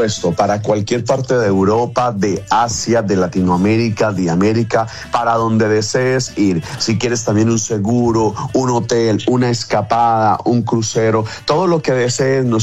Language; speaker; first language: Spanish; native; Spanish